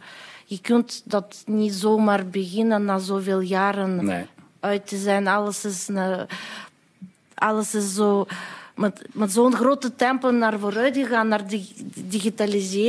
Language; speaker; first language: Dutch; non-native, fluent; Russian